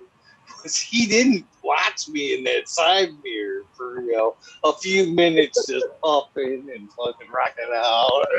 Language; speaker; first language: English; native; English